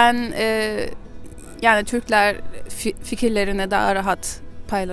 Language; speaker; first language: Turkish; early bilingual, heritage; German